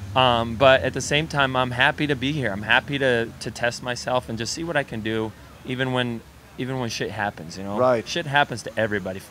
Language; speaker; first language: English; native; English